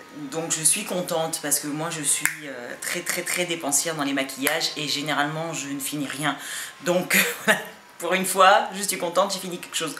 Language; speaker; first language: French; native; French